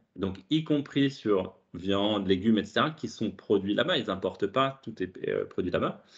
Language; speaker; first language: French; native; French